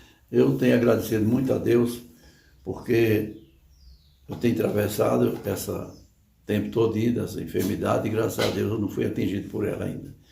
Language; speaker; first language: Portuguese; native; Portuguese